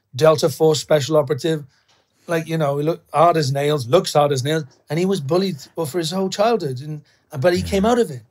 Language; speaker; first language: English; native; English